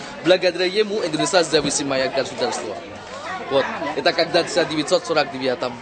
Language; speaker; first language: Russian; non-native, learner; Indonesian